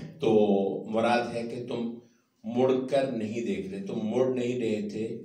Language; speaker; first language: Urdu; non-native, local second language; Punjabi